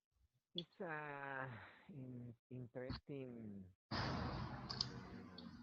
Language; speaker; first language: English; non-native, learner; Spanish